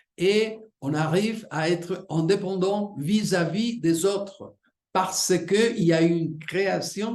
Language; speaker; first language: French; non-native, fluent; Spanish